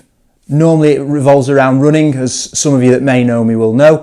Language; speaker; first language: English; native; English